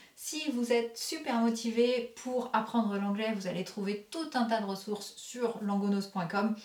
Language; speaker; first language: French; native; French